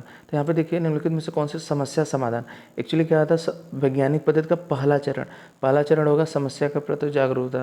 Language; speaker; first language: Hindi; native; Hindi